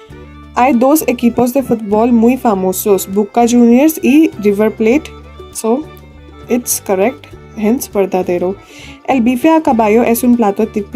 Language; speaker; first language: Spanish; non-native, learner; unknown